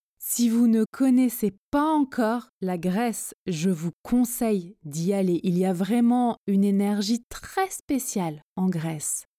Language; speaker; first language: French; native; French